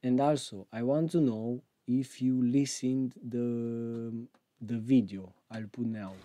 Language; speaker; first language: English; non-native, learner; Romanian